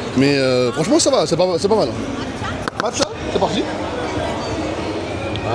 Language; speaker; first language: French; native; French